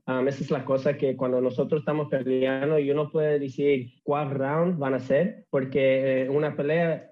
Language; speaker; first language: Spanish; early bilingual, heritage; English